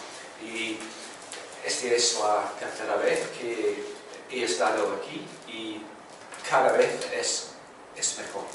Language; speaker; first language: Spanish; non-native, learner; English